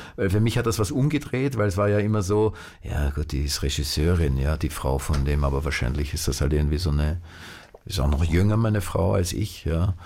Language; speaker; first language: German; native; German